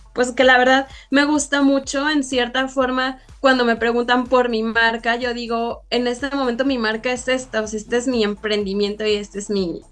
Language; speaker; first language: Spanish; native; Spanish